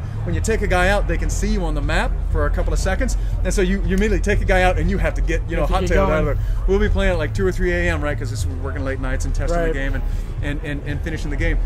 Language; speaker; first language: English; native; English